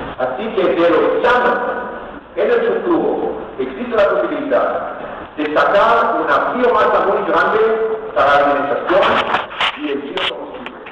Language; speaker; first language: Spanish; non-native, fluent; Hebrew